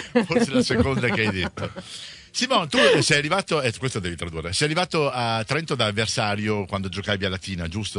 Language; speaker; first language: Italian; native; Italian